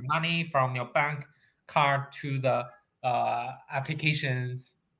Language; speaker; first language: English; non-native, learner; Chinese